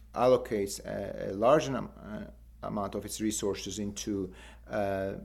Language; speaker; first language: English; non-native, fluent; Turkish